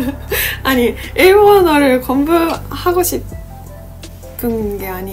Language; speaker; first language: Korean; non-native, learner; Japanese